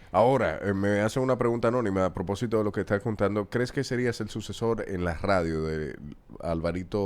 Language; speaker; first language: Spanish; native; Spanish